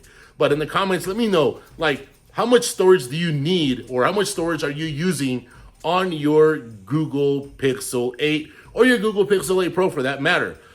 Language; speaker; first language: English; native; English